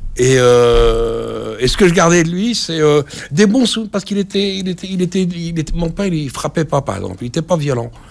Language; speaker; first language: French; early bilingual, other home language; Arabic